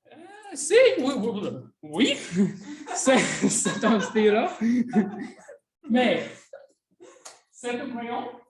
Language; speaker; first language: French; non-native, fluent; English